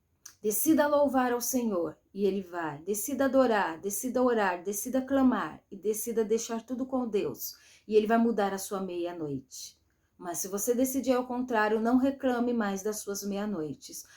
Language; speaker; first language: Portuguese; native; Portuguese